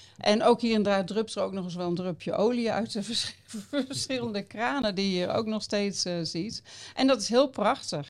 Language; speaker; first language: Dutch; native; Dutch